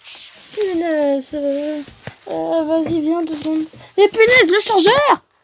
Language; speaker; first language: French; native; French